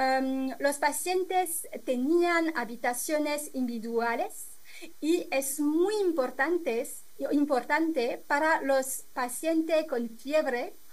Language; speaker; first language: Spanish; non-native, fluent; French